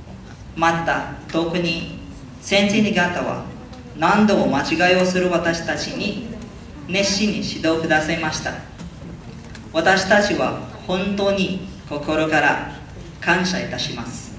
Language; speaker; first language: Japanese; non-native, learner; Filipino